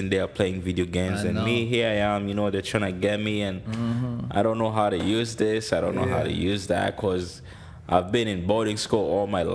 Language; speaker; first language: English; non-native, local second language; Ganda